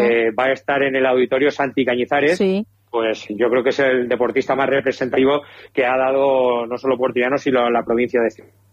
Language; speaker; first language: Spanish; native; Spanish